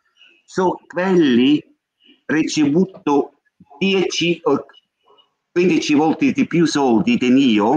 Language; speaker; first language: Italian; non-native, learner; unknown